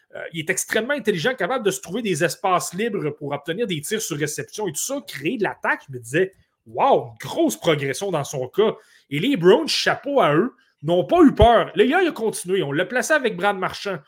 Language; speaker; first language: French; native; French